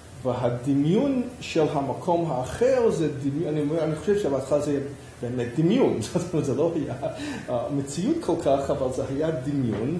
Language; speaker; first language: Hebrew; non-native, fluent; English